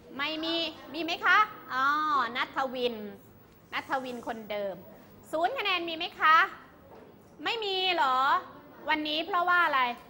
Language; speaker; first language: Thai; native; Thai